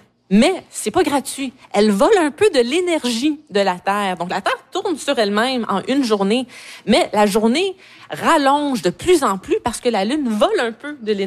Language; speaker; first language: French; native; French